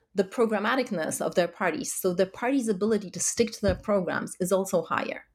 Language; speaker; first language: English; early bilingual, other home language; Polish